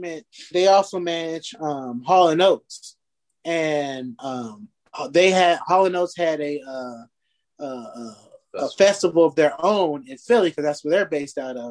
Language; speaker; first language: English; native; English